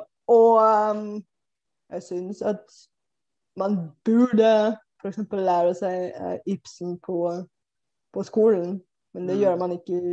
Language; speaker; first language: Norwegian; non-native, fluent; Bulgarian